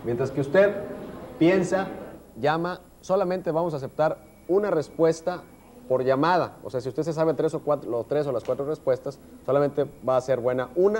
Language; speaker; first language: Spanish; native; Spanish